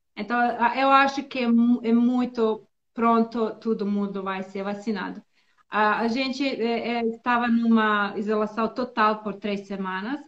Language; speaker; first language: Portuguese; non-native, learner; Bosnian